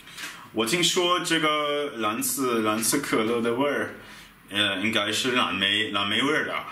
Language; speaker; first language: Chinese; non-native, fluent; German